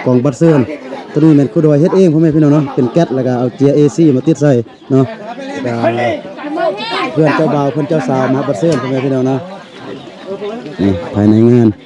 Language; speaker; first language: Thai; non-native, local second language; Lao